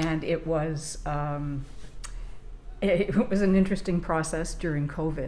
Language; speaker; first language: English; native; English